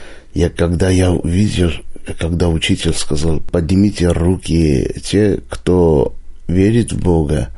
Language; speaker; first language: Russian; non-native, local second language; Armenian